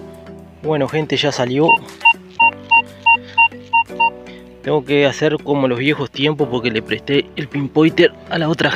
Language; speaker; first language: Spanish; native; Spanish